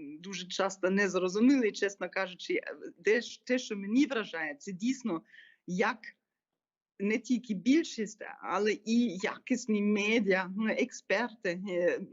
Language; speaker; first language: Ukrainian; non-native, fluent; German